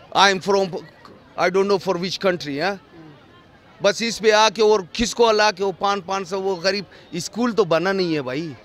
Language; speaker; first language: Urdu; non-native, fluent; Persian